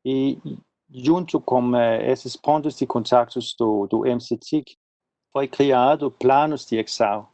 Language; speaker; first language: Portuguese; non-native, fluent; Swedish